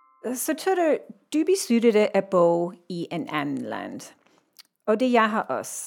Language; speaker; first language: Danish; non-native, learner; English